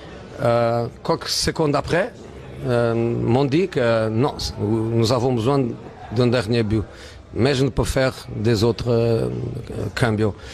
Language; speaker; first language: French; non-native, learner; Portuguese